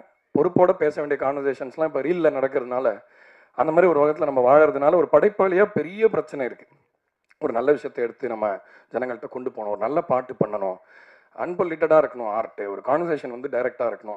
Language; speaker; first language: Tamil; native; Tamil